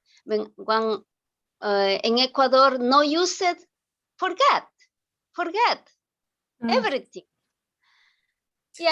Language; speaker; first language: English; non-native, learner; Spanish